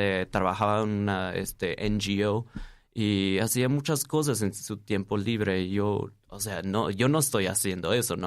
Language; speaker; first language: Spanish; non-native, fluent; English